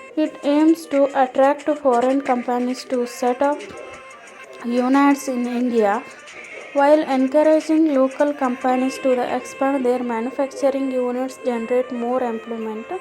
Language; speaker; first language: English; non-native, local second language; Kannada